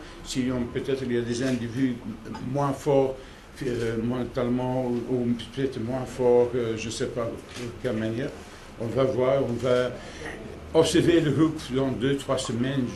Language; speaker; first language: French; non-native, local second language; Dutch